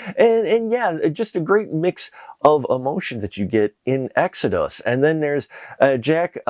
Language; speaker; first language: English; native; English